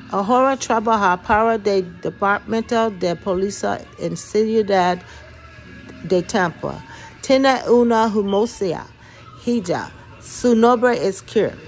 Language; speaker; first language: Spanish; non-native, learner; English